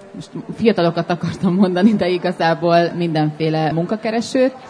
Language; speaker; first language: Hungarian; non-native, fluent; Dutch